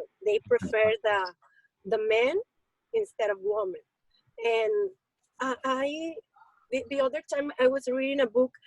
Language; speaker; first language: English; non-native, learner; Spanish